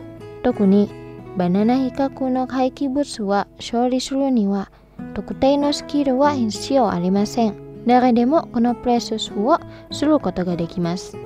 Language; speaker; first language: Japanese; non-native, fluent; Indonesian